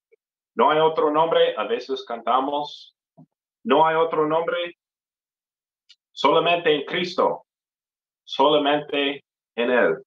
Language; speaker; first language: Spanish; non-native, fluent; English